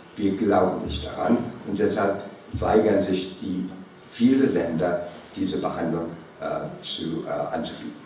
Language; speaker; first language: German; non-native, fluent; English